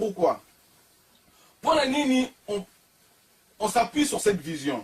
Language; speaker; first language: French; non-native, local second language; Lingala